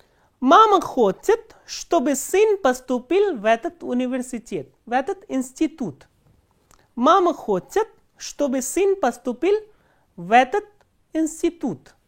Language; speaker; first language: Russian; non-native, fluent; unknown